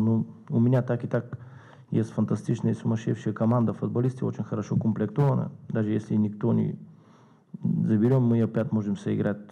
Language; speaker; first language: Russian; non-native, learner; Bulgarian